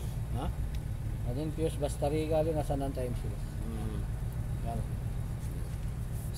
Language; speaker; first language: Arabic; non-native, learner; Filipino